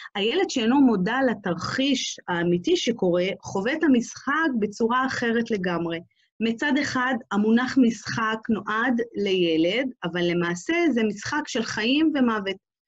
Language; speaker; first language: Hebrew; non-native, local second language; Arabic